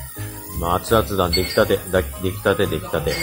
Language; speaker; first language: Japanese; native; Japanese